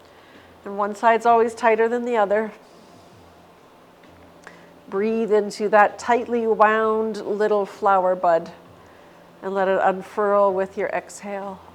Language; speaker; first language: English; native; English